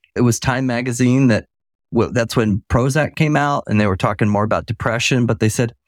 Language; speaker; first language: English; native; English